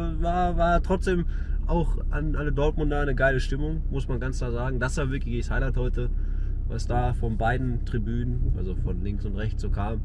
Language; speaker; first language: German; native; German